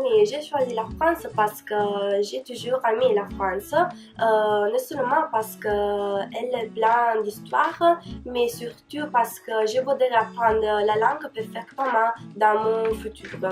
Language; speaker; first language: French; non-native, fluent; Italian